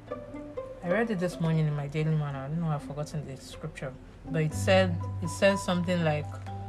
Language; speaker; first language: English; non-native, local second language; Igbo